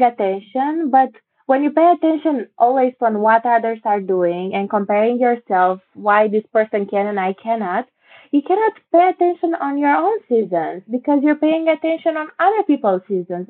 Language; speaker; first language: English; non-native, fluent; Romanian